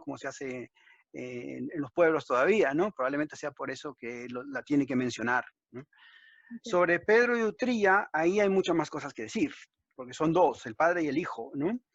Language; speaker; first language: Spanish; native; Spanish